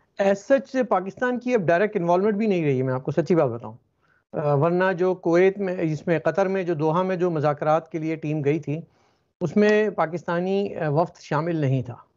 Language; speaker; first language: Urdu; native; Urdu